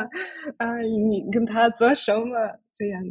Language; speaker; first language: Chinese; non-native, fluent; Russian